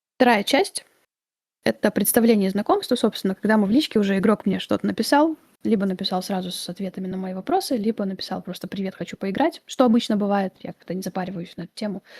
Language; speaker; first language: Russian; native; Russian